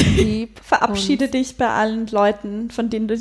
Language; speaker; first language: German; native; German